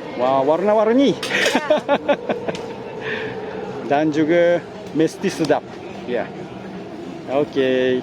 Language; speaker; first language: Malay; non-native, fluent; Japanese